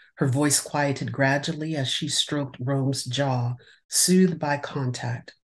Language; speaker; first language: English; native; English